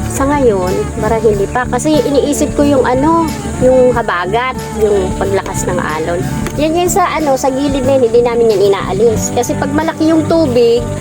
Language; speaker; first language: Filipino; non-native, local second language; Bikol